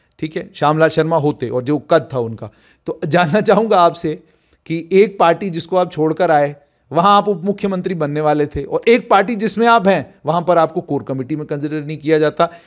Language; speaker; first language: Hindi; non-native, local second language; Dogri